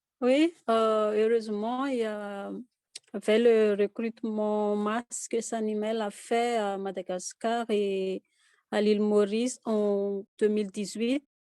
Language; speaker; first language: French; non-native, local second language; Malagasy